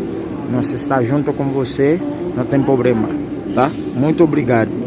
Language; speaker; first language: Portuguese; non-native, learner; Haitian Creole